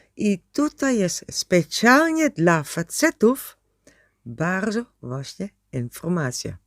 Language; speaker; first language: Polish; non-native, learner; Dutch